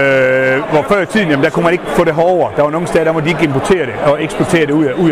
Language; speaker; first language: Danish; native; Danish